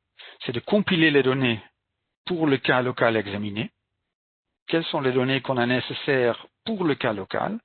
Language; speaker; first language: French; non-native, fluent; Dutch